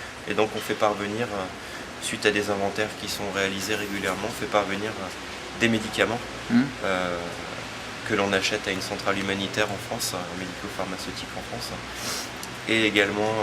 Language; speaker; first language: French; native; French